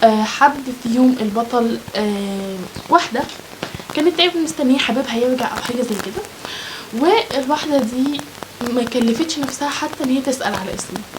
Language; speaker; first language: Arabic; native; Arabic